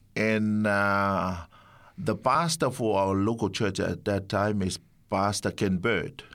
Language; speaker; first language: English; non-native, fluent; Samoan